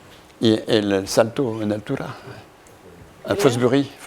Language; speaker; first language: Spanish; non-native, learner; French